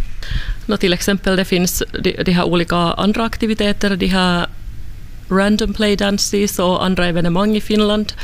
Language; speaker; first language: Swedish; non-native, fluent; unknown